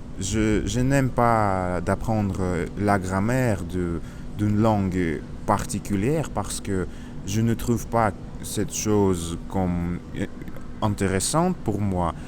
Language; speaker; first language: French; non-native, learner; Russian